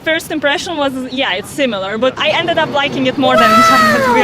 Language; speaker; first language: English; non-native, fluent; Lithuanian